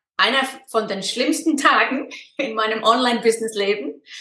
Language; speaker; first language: German; non-native, fluent; Icelandic